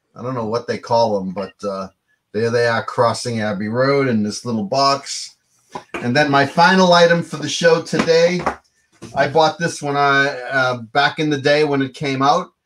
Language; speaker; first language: English; native; English